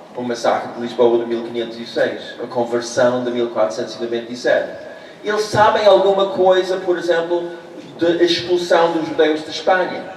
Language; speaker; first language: Portuguese; non-native, fluent; English